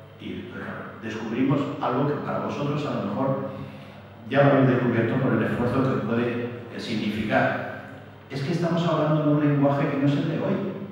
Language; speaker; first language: Spanish; native; Spanish